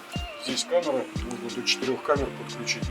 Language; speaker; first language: Russian; native; Russian